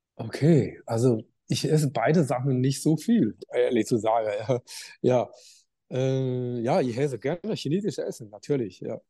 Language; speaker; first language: German; non-native, learner; Chinese